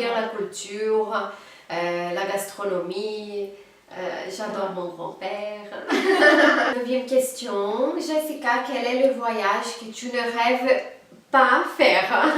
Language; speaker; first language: French; non-native, fluent; Portuguese